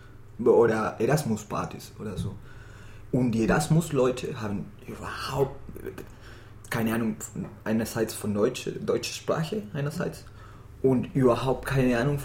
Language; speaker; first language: German; non-native, fluent; Spanish